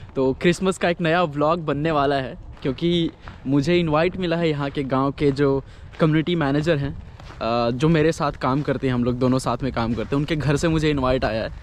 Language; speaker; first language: Hindi; native; Hindi